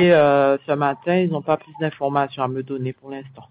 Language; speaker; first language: French; native; French